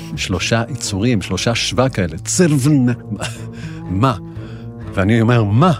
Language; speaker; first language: Hebrew; native; Hebrew